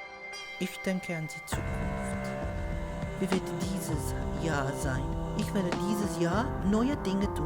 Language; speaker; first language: German; non-native, learner; Spanish